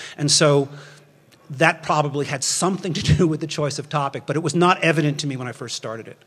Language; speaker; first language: English; native; English